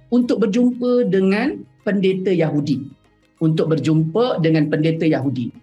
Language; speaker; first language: Malay; native; Malay